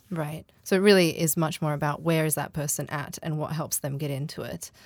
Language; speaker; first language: English; native; English